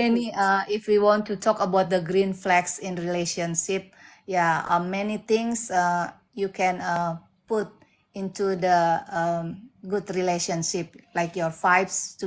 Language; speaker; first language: English; non-native, learner; Indonesian